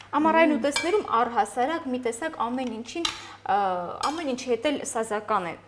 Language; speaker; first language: Armenian; native; Armenian